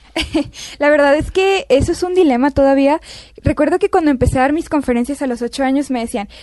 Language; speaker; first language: Spanish; native; Spanish